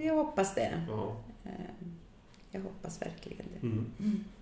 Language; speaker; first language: Swedish; non-native, fluent; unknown